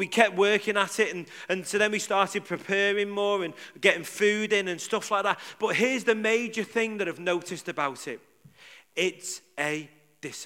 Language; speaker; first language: English; native; English